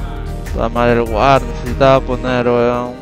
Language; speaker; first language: Spanish; native; Spanish